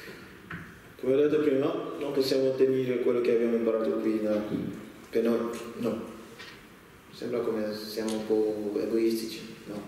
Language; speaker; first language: Italian; non-native, learner; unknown